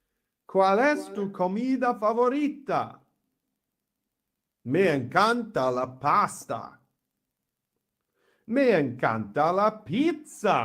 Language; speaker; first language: Spanish; non-native, learner; Welsh